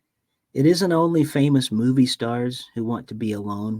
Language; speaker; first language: English; native; English